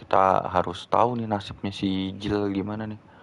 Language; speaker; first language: Indonesian; native; Indonesian